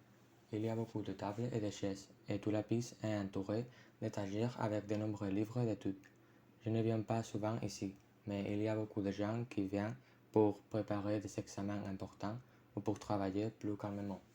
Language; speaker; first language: French; non-native, fluent; Spanish